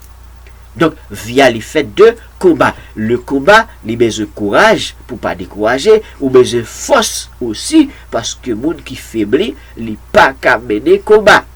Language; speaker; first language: French; non-native, local second language; Haitian Creole